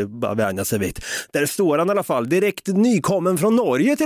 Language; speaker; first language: Swedish; native; Swedish